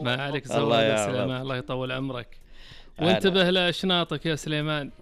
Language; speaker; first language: Arabic; native; Arabic